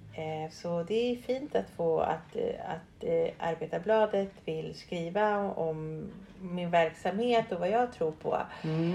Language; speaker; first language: Swedish; early bilingual, other home language; Spanish